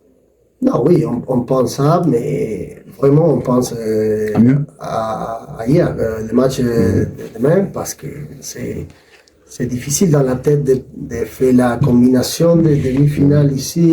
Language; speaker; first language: French; non-native, learner; Spanish